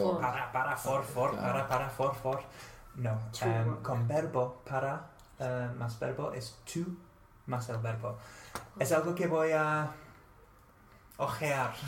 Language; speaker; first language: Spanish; non-native, fluent; English